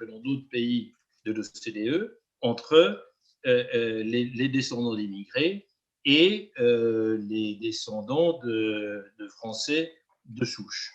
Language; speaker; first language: French; native; French